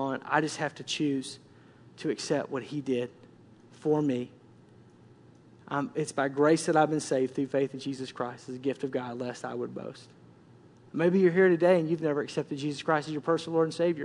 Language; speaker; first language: English; native; English